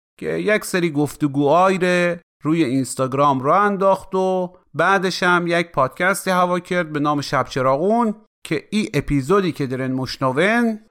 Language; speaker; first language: Persian; native; Persian